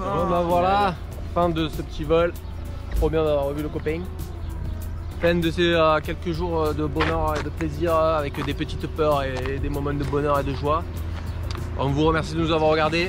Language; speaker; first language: French; native; French